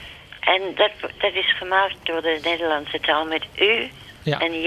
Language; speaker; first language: Dutch; early bilingual, other home language; English